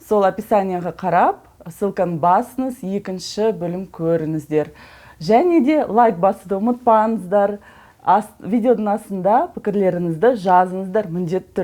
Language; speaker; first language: Kazakh; non-native, learner; Russian